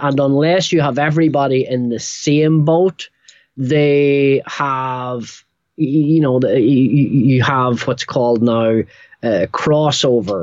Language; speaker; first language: English; native; English